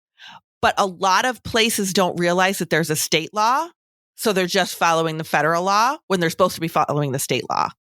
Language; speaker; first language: English; native; English